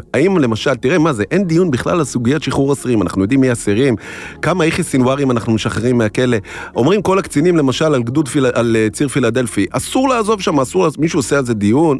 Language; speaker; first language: Hebrew; native; Hebrew